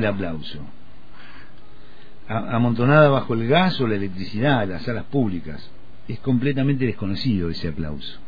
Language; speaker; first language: Spanish; native; Spanish